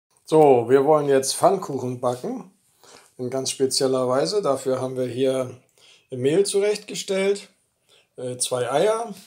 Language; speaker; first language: German; native; German